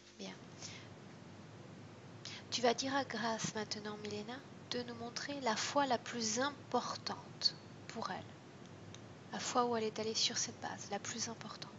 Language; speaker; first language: French; native; French